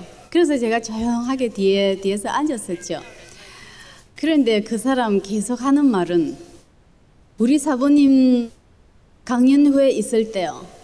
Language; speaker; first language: Korean; early bilingual, other home language; Chinese